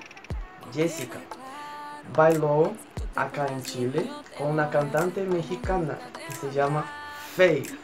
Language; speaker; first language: Spanish; non-native, fluent; Portuguese